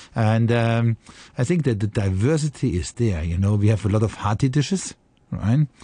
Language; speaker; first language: English; non-native, fluent; German